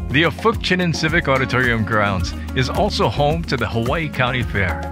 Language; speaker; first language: English; native; English